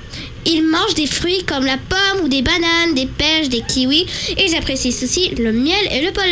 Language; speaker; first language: French; native; French